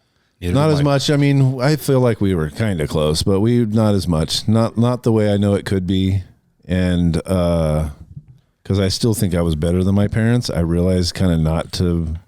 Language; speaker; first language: English; native; English